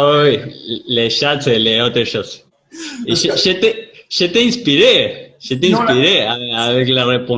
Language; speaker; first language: French; non-native, fluent; Spanish